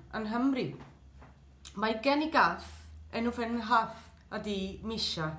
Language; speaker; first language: Welsh; non-native, learner; Spanish